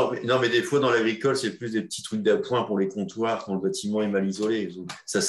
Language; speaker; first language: French; native; French